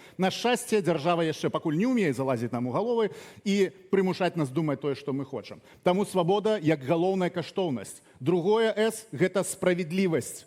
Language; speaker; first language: Belarusian; non-native, local second language; Russian